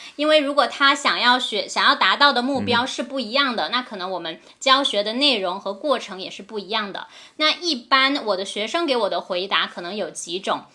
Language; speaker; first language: Chinese; native; Chinese